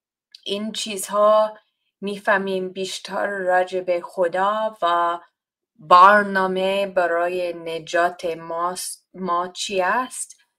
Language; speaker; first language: Persian; non-native, fluent; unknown